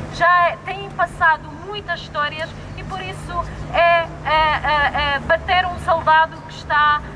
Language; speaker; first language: Portuguese; non-native, fluent; Arabic